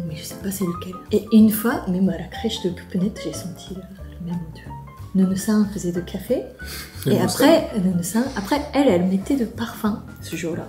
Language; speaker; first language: French; non-native, learner; Japanese